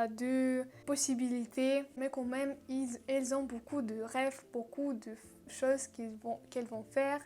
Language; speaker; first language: French; non-native, learner; Russian